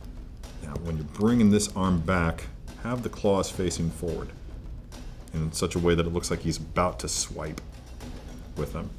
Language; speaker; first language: English; native; English